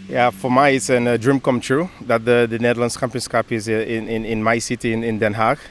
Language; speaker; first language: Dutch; non-native, learner; English